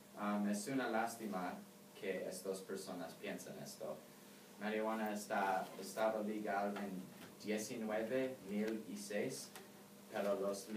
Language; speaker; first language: Spanish; non-native, learner; English